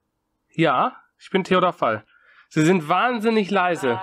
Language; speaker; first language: German; native; German